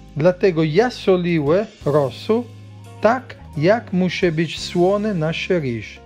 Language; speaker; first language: Polish; non-native, learner; Italian